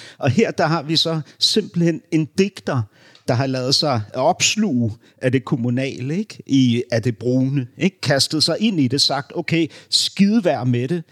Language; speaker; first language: Danish; native; Danish